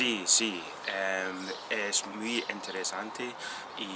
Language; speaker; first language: Spanish; non-native, learner; English